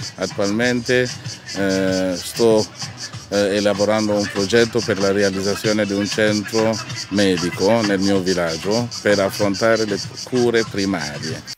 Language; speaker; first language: Italian; non-native, fluent; French